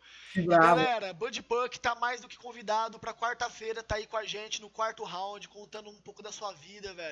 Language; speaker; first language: Portuguese; native; Portuguese